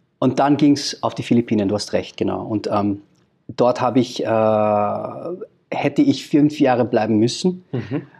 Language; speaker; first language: German; early bilingual, other home language; Filipino